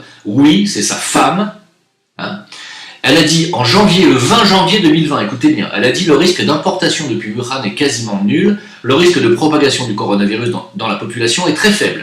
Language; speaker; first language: French; native; French